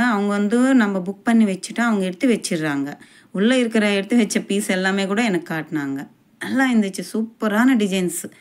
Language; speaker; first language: Tamil; non-native, local second language; Telugu